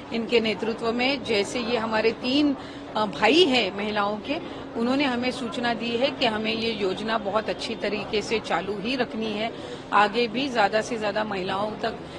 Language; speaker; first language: Hindi; non-native, local second language; Marathi